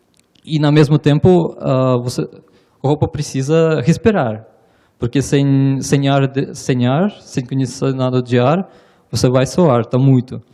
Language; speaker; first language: Portuguese; non-native, learner; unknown